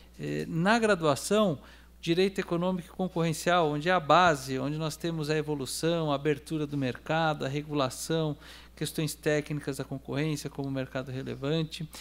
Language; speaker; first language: Portuguese; native; Portuguese